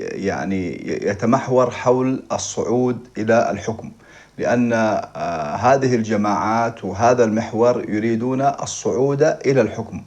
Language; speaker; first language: Arabic; native; Arabic